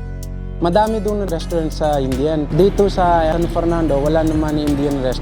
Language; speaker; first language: Filipino; non-native, learner; Punjabi